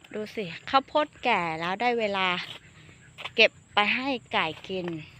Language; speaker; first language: Thai; non-native, local second language; Hmong